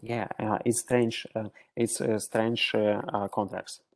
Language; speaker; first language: English; non-native, learner; Russian